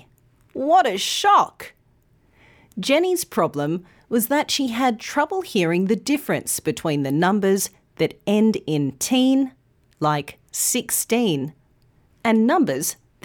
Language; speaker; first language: English; native; English